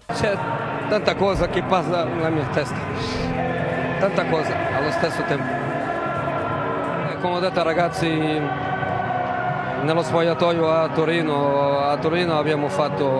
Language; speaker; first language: Italian; non-native, fluent; Portuguese